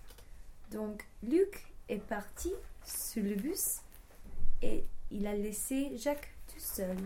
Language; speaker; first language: French; non-native, learner; English